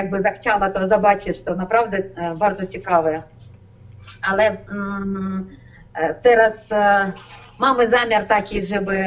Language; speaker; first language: Polish; non-native, learner; Ukrainian